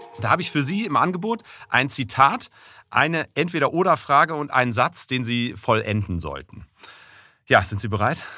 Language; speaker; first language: German; native; German